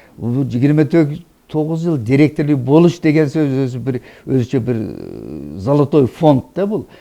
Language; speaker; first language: Kyrgyz; non-native, local second language; Uzbek